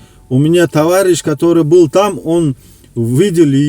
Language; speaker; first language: Russian; non-native, local second language; Tajik